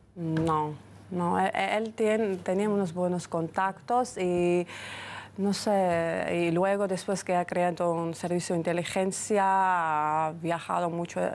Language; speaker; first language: Spanish; non-native, fluent; Georgian